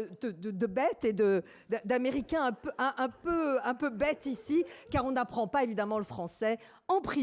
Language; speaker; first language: French; native; French